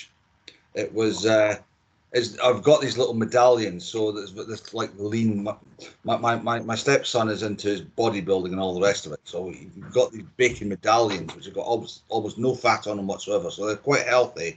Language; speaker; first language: English; native; English